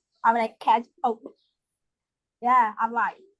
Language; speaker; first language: English; non-native, learner; Burmese